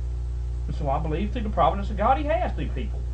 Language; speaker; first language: English; native; English